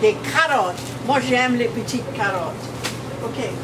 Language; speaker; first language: French; early bilingual, heritage; French